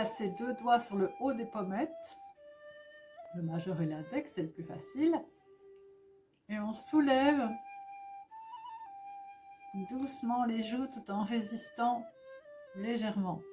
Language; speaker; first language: French; native; French